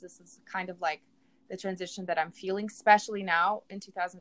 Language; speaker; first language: English; non-native, fluent; Portuguese